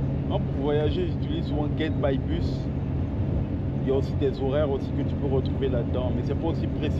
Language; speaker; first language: French; native; French